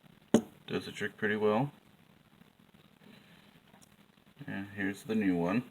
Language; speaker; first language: English; native; English